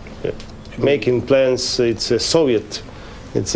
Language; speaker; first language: English; non-native, fluent; Ukrainian